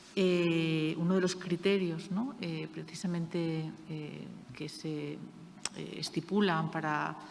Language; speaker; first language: Spanish; native; Spanish